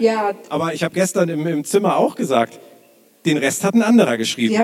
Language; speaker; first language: German; native; German